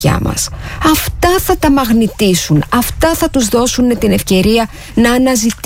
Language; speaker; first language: Greek; native; Greek